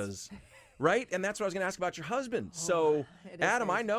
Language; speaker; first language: English; native; English